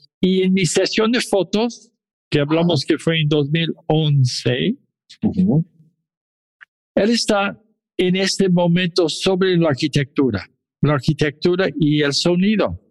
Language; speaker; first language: Spanish; non-native, fluent; English